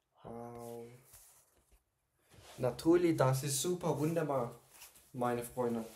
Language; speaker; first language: German; non-native, learner; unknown